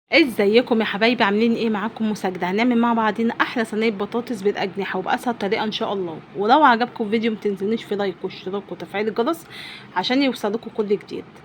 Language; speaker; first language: Arabic; native; Arabic